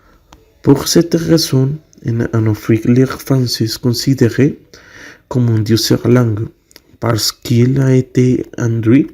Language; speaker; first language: French; non-native, learner; Spanish